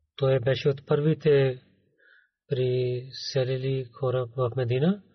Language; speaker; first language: Bulgarian; non-native, learner; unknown